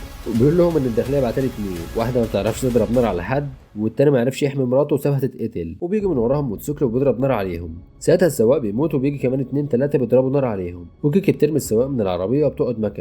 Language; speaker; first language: Arabic; native; Arabic